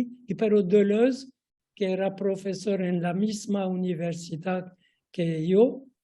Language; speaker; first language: Spanish; non-native, fluent; French